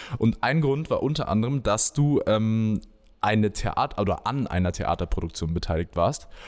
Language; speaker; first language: German; native; German